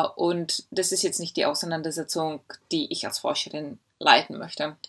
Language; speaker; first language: German; non-native, fluent; Czech